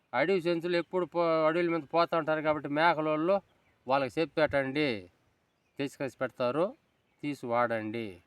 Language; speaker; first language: Telugu; native; Telugu